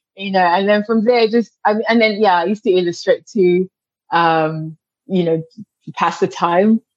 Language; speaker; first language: English; non-native, local second language; Yoruba